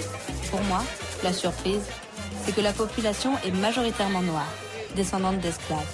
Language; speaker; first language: French; native; French